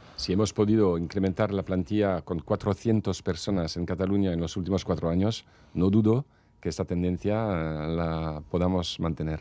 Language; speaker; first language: Spanish; non-native, fluent; French